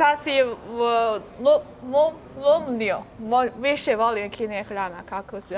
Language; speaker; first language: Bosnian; non-native, learner; Chinese